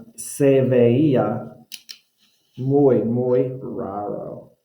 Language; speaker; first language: Spanish; non-native, fluent; English